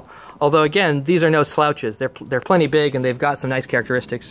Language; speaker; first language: English; native; English